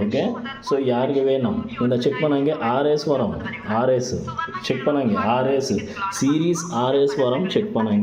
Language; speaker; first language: Tamil; non-native, learner; Kannada